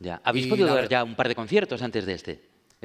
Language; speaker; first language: Spanish; native; Spanish